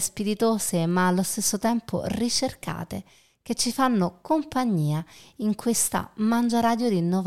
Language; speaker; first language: Italian; native; Italian